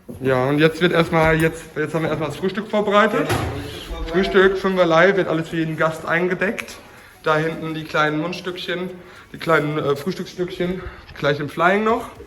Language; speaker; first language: German; native; German